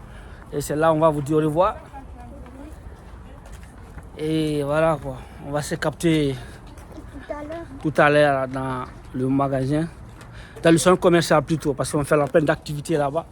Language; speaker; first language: French; native; French